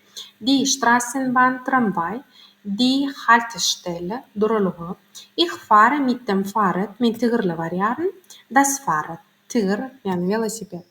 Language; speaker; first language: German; non-native, learner; Turkmen